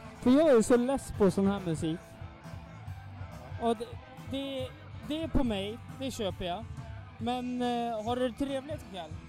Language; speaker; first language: Swedish; native; Swedish